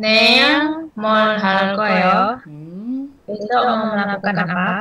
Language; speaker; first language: Korean; non-native, learner; Indonesian